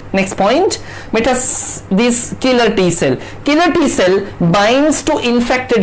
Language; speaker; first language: English; non-native, local second language; Hindi